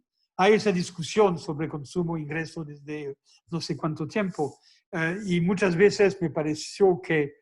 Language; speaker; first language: Spanish; non-native, fluent; French